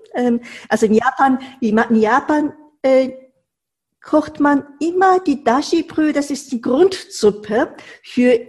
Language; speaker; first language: German; non-native, fluent; Japanese